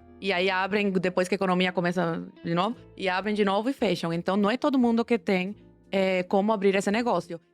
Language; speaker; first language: Portuguese; non-native, fluent; Spanish